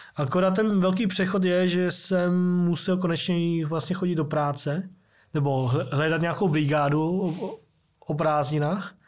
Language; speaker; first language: Czech; early bilingual, other home language; Vietnamese